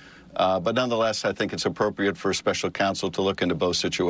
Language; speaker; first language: English; native; English